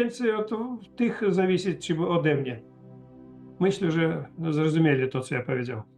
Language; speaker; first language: Polish; non-native, learner; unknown